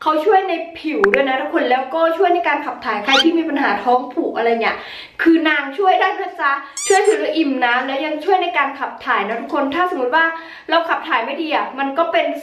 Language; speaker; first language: Thai; native; Thai